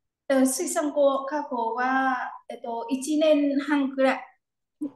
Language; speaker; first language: Japanese; non-native, learner; Vietnamese